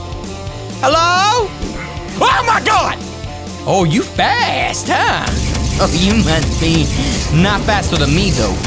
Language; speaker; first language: English; native; English